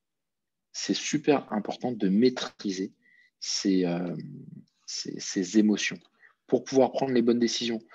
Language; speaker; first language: French; native; French